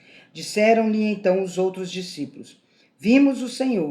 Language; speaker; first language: Portuguese; native; Portuguese